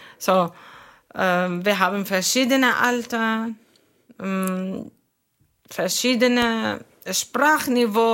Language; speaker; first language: German; non-native, fluent; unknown